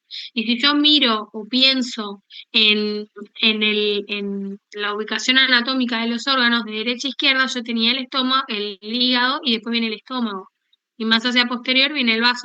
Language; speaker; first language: Spanish; native; Spanish